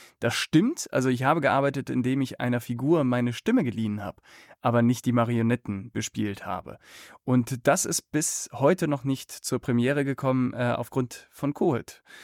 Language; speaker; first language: German; native; German